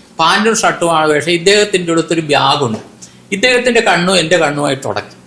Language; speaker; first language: Malayalam; non-native, local second language; Konkani